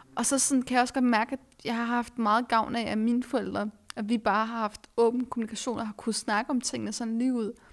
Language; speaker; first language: Danish; early bilingual, other home language; Arabic